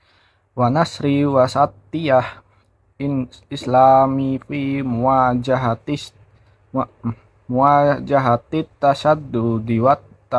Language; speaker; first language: Arabic; non-native, learner; Indonesian